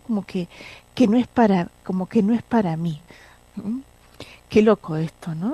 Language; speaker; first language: Spanish; native; Spanish